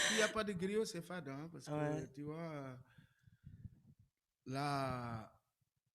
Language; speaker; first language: French; non-native, local second language; Wolof